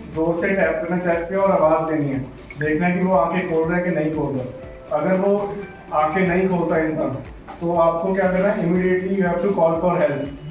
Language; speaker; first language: Hindi; native; Hindi